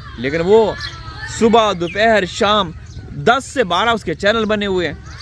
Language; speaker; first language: Urdu; native; Urdu